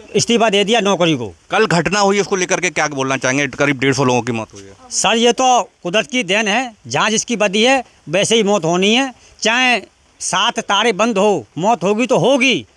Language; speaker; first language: Hindi; native; Hindi